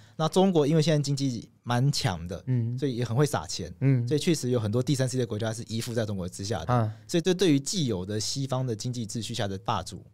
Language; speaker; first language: Chinese; native; Chinese